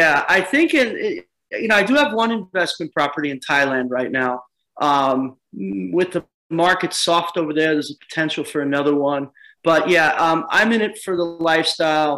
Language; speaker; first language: English; native; English